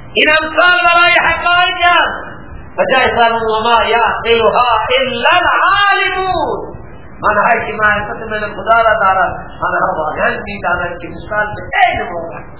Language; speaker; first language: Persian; non-native, local second language; Baluchi